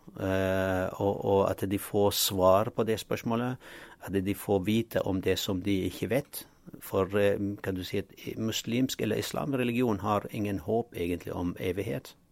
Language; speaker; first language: Norwegian; non-native, fluent; Arabic